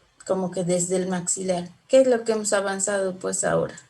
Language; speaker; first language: Spanish; native; Spanish